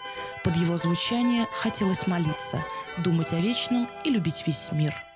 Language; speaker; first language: Russian; native; Russian